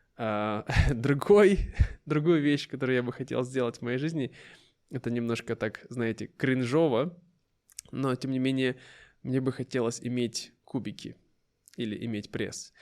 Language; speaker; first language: Russian; native; Russian